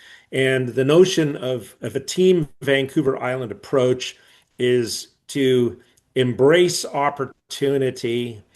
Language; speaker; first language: English; native; English